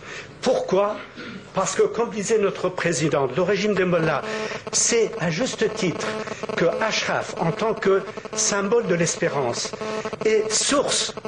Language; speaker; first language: French; native; French